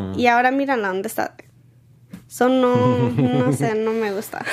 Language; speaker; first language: Spanish; early bilingual, heritage; Spanish